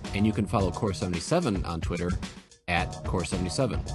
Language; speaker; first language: English; native; English